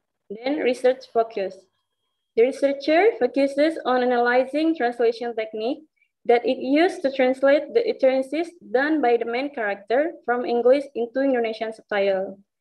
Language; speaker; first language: English; non-native, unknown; Indonesian